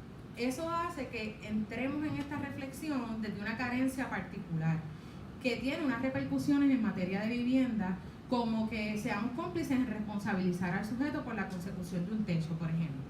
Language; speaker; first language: Spanish; native; Spanish